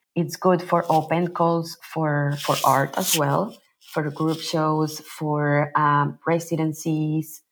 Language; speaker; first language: English; non-native, fluent; Spanish